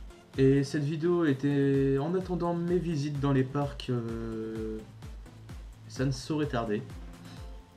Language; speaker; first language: French; native; French